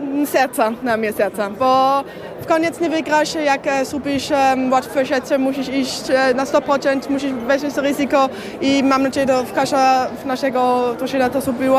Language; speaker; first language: Polish; early bilingual, heritage; Polish